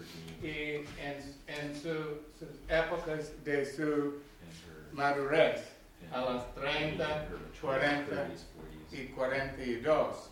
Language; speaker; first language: Spanish; non-native, learner; English